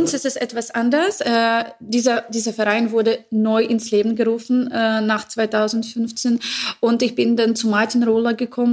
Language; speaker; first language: German; non-native, learner; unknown